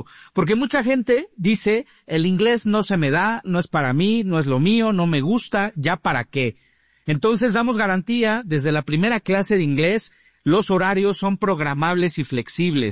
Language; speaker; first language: Spanish; native; Spanish